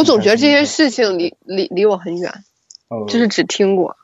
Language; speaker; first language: Chinese; native; Chinese